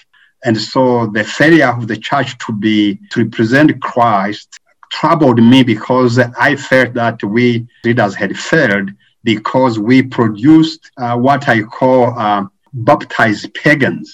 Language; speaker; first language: English; non-native, local second language; Kinyarwanda